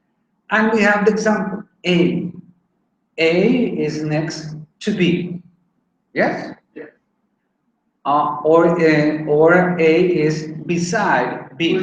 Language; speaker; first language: English; non-native, fluent; Spanish